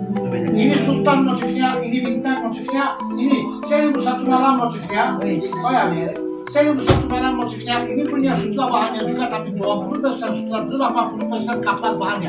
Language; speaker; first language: Indonesian; non-native, learner; Turkish